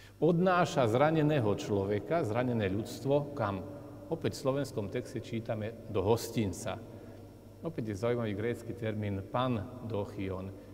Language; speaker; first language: Slovak; native; Slovak